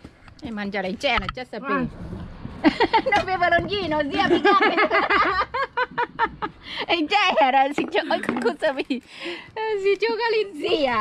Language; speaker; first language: Italian; non-native, learner; Thai